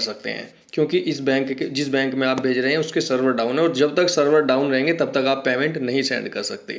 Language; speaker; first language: Hindi; native; Hindi